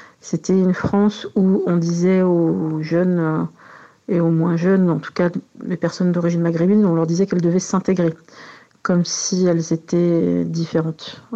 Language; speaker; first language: French; native; French